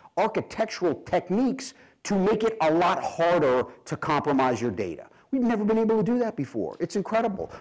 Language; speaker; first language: English; native; English